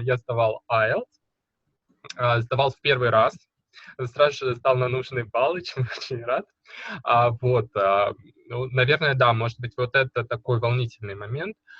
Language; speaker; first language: Russian; native; Russian